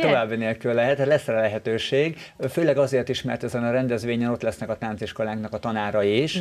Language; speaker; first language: Hungarian; native; Hungarian